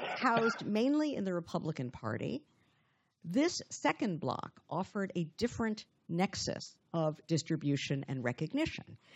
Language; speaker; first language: English; native; English